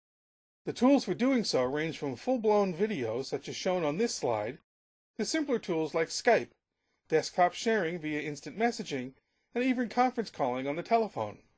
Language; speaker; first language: English; native; English